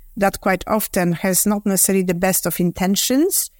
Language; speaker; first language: English; non-native, fluent; Polish